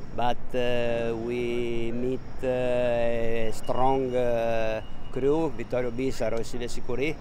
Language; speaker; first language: English; non-native, learner; Italian